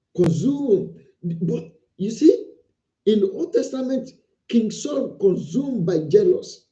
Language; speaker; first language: English; non-native, local second language; Yoruba